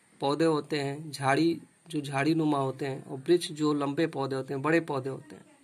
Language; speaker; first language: Hindi; native; Hindi